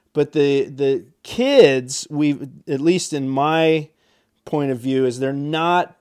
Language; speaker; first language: English; native; English